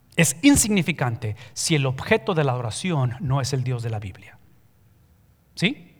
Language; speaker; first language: Spanish; early bilingual, heritage; Spanish